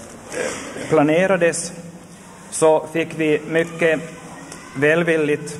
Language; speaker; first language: Swedish; native; Swedish